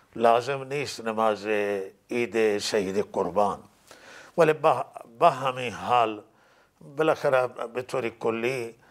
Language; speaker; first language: Persian; non-native, local second language; Baluchi